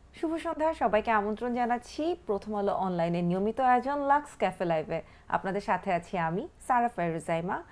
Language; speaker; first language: Bangla; native; Bangla